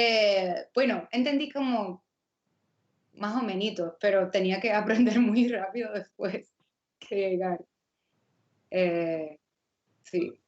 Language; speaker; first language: Spanish; non-native, fluent; English